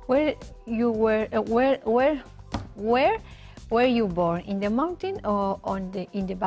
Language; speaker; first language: English; non-native, learner; Spanish